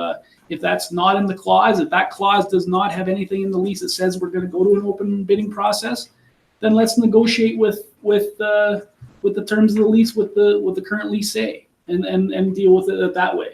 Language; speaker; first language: English; native; English